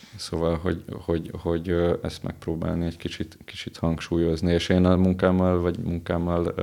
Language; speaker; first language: Hungarian; native; Hungarian